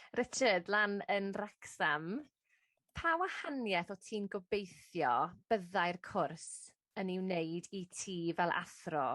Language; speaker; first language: Welsh; native; Welsh